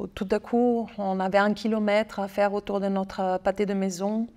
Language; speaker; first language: French; non-native, fluent; German